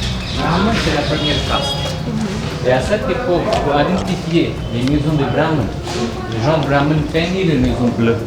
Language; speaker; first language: French; non-native, fluent; Hindi